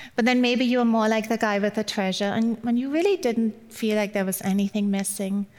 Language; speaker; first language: English; non-native, fluent; German